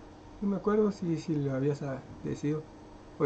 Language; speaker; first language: Spanish; non-native, fluent; French